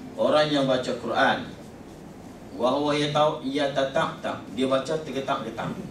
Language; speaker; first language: Malay; native; Malay